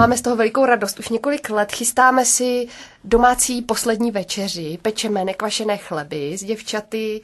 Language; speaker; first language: Czech; native; Czech